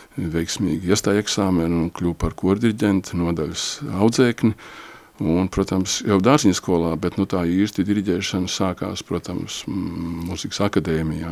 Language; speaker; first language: Latvian; native; Latvian